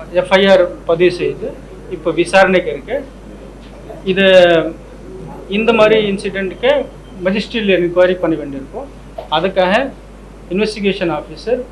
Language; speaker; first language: Tamil; non-native, local second language; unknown